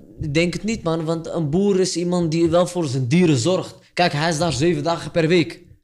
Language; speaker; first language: Dutch; early bilingual, other home language; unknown